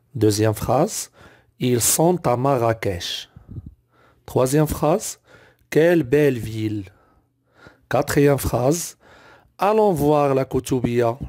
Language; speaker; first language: French; non-native, local second language; Arabic